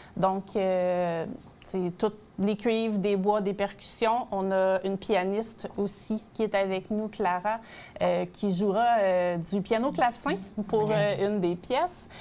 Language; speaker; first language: French; native; French